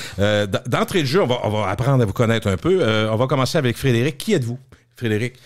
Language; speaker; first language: French; native; French